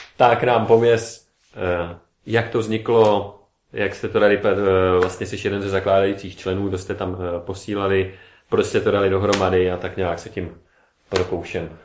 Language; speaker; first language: Czech; native; Czech